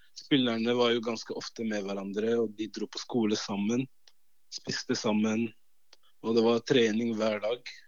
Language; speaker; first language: Norwegian; early bilingual, other home language; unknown